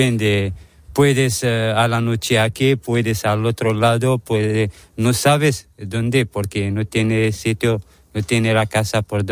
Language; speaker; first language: Spanish; non-native, learner; Arabic